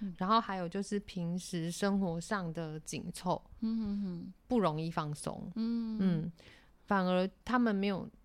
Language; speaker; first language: Chinese; native; Chinese